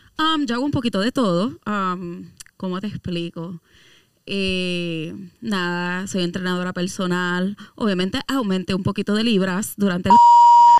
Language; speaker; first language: Spanish; native; Spanish